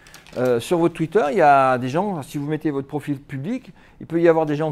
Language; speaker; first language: French; native; French